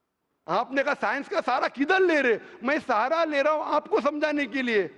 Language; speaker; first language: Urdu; non-native, local second language; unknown